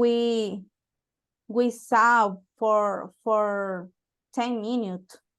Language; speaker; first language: English; non-native, learner; Spanish